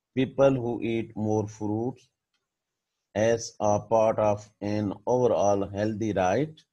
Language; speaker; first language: English; non-native, local second language; Urdu